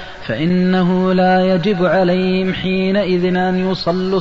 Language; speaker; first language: Arabic; native; Arabic